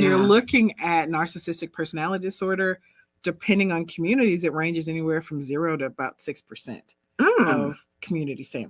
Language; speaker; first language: English; native; English